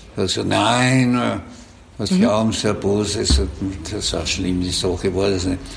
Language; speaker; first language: German; native; German